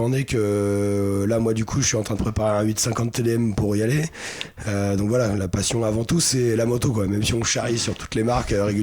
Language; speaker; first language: French; native; French